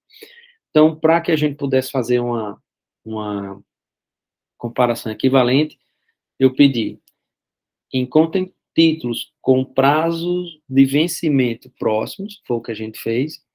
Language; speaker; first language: Portuguese; native; Portuguese